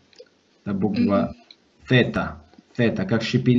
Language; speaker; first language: Russian; non-native, fluent; Spanish